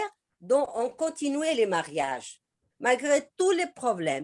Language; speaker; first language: French; non-native, learner; Spanish